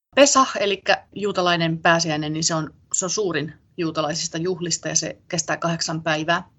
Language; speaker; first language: Finnish; native; Finnish